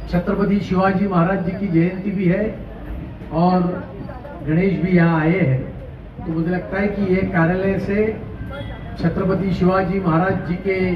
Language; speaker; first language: Hindi; non-native, local second language; Marathi